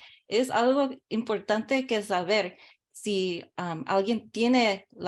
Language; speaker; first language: Spanish; early bilingual, heritage; English